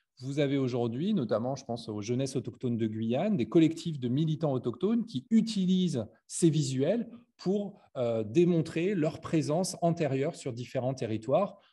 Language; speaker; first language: French; native; French